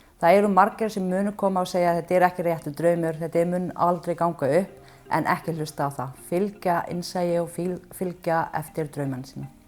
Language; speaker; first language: Icelandic; non-native, fluent; Arabic